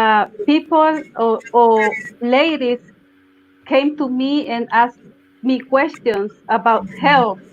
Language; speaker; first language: English; non-native, learner; Spanish